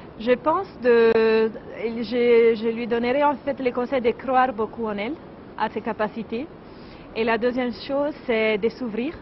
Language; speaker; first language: French; non-native, fluent; Italian